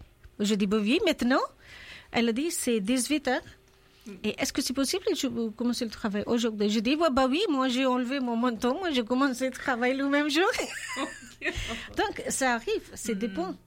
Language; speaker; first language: French; non-native, learner; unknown